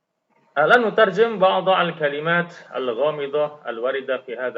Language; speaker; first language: Arabic; non-native, fluent; Indonesian